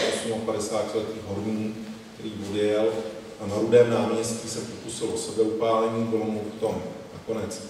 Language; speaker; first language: Czech; native; Czech